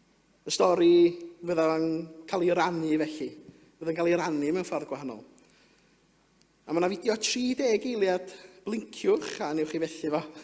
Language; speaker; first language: Welsh; native; Welsh